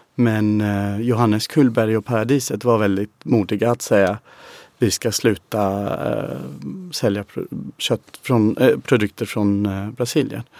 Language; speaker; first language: Swedish; non-native, fluent; English